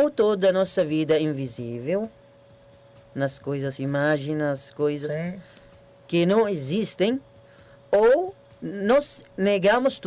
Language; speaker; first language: Portuguese; non-native, learner; Arabic